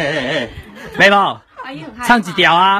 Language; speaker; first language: Chinese; native; Chinese